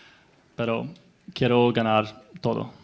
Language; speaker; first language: Spanish; non-native, learner; English